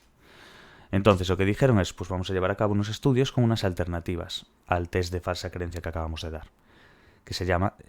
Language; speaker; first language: Spanish; native; Spanish